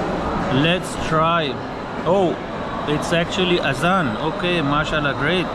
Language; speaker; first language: English; non-native, fluent; Pashto